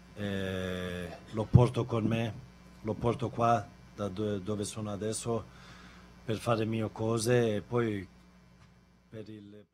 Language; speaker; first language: Italian; non-native, fluent; Bosnian